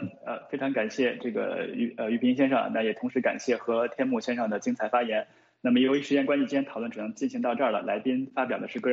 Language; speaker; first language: Chinese; native; Chinese